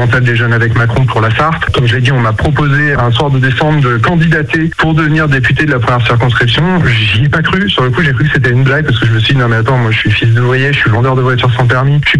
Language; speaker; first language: French; native; French